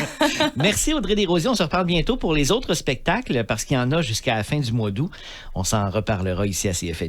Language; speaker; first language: French; native; French